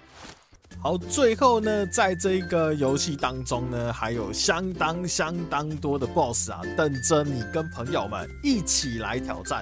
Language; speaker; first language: Chinese; native; Chinese